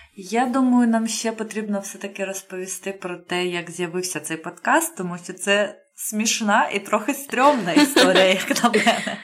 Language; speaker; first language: Ukrainian; native; Ukrainian